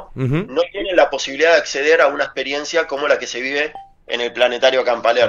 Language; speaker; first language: Spanish; native; Spanish